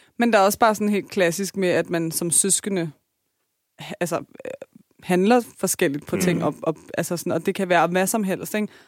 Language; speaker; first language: Danish; early bilingual, other home language; Persian